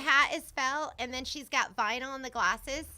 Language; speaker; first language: English; native; English